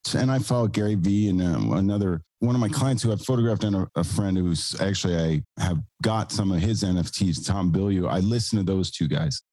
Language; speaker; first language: English; native; English